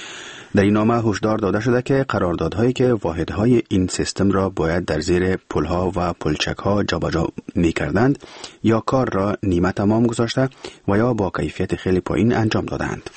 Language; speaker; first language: Persian; native; Persian